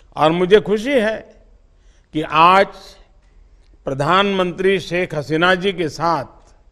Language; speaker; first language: Hindi; non-native, local second language; Gujarati